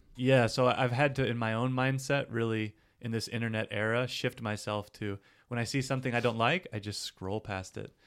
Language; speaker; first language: English; native; English